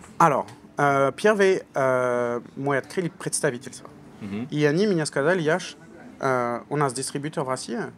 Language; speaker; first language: Russian; non-native, learner; French